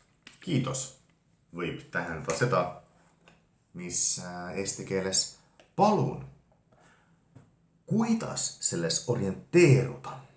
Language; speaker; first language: Estonian; non-native, fluent; Finnish